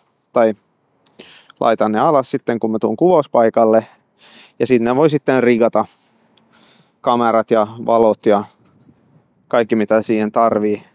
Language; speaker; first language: Finnish; non-native, fluent; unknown